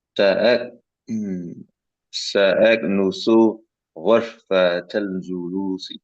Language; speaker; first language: Arabic; non-native, learner; English